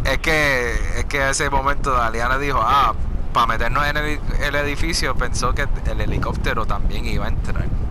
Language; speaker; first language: Spanish; early bilingual, heritage; Spanish